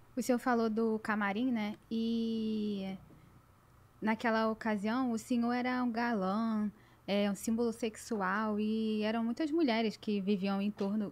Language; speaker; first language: Portuguese; native; Portuguese